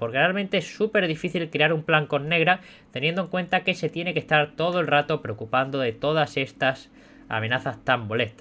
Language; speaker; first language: Spanish; native; Spanish